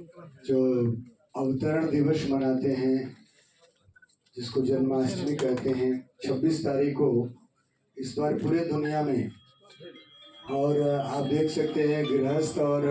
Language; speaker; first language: Hindi; native; Hindi